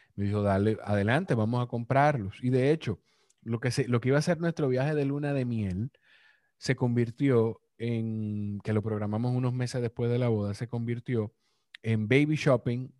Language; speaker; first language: Spanish; native; Spanish